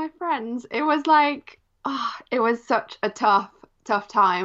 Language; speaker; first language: English; early bilingual, other home language; Polish